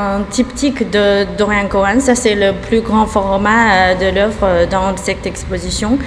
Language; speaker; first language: French; non-native, fluent; Chinese